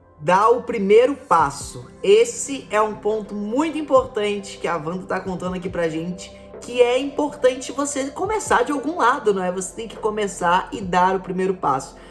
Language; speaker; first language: Portuguese; native; Portuguese